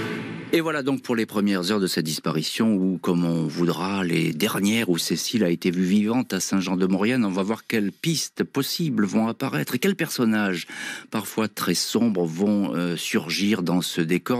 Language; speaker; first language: French; native; French